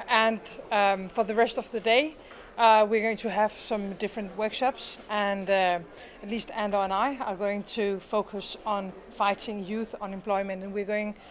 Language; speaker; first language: English; non-native, fluent; Danish